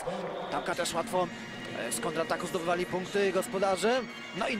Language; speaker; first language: Polish; native; Polish